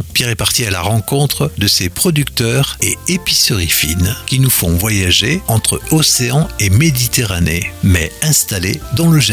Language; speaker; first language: French; native; French